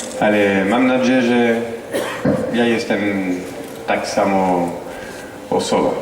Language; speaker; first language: Polish; non-native, learner; French